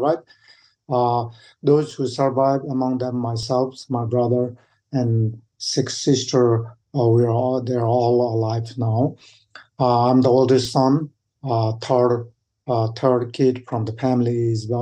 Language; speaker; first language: English; non-native, fluent; Sherpa